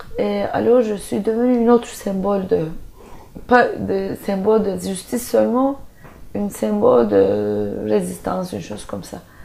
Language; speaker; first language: French; non-native, fluent; Turkish